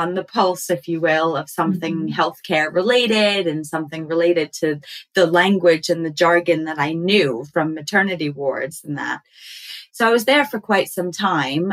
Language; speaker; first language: English; native; English